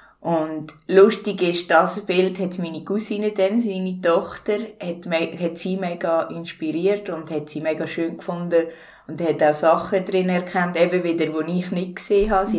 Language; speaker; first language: German; native; German